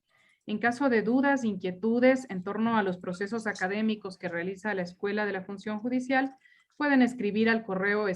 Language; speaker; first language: Spanish; native; Spanish